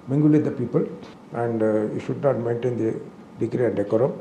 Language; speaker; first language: English; non-native, local second language; Telugu